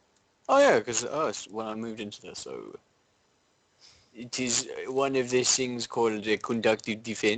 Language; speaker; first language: English; native; English